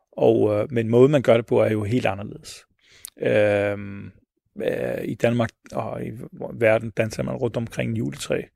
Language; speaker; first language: Danish; early bilingual, other home language; Arabic